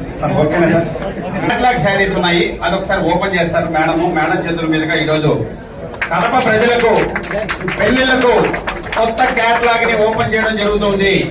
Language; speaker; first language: Telugu; native; Telugu